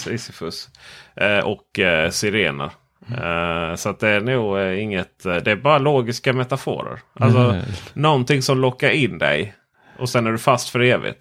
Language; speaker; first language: Swedish; native; Swedish